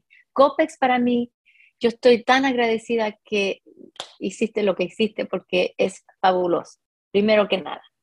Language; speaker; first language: Spanish; non-native, fluent; English